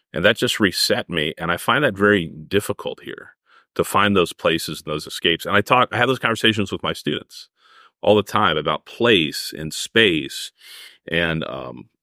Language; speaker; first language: English; native; English